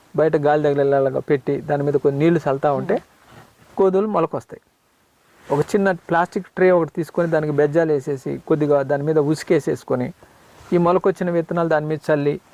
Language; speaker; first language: Telugu; non-native, local second language; Koya